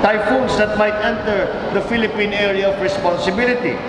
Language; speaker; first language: English; non-native, local second language; Filipino